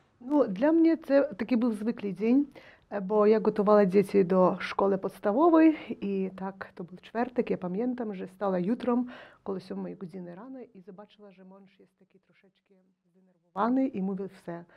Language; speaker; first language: Polish; non-native, learner; Ukrainian